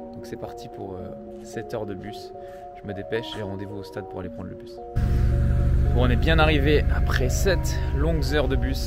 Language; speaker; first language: French; native; French